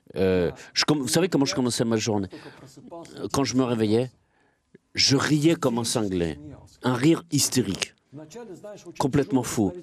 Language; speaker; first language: French; non-native, fluent; Russian